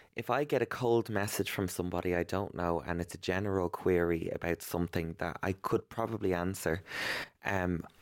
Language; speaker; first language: English; native; English